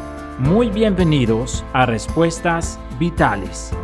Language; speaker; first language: Spanish; native; Spanish